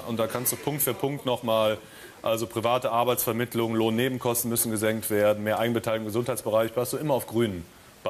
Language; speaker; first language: German; native; German